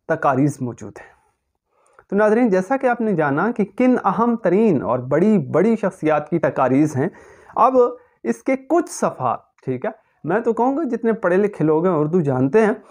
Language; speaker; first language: Urdu; native; Urdu